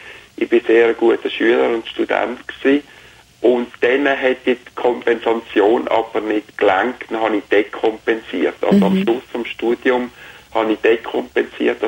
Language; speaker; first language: German; native; German